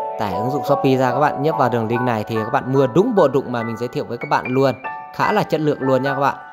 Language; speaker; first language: Vietnamese; non-native, local second language; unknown